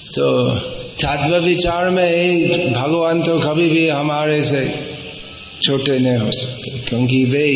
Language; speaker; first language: Hindi; non-native, fluent; English